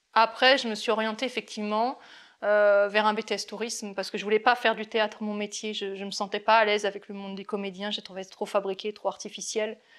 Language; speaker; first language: French; native; French